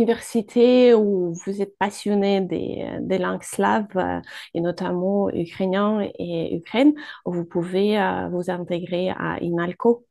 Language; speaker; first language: French; non-native, fluent; Ukrainian